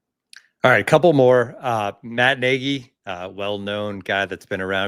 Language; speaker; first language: English; native; English